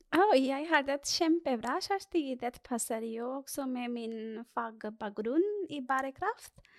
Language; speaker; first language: Norwegian; non-native, fluent; Bangla